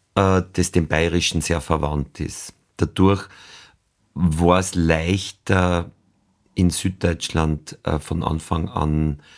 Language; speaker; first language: German; native; German